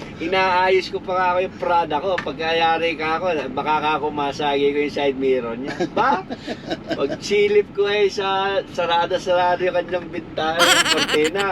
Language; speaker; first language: Filipino; native; Filipino